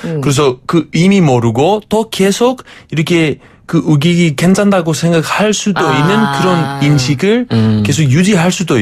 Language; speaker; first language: Korean; non-native, fluent; Greek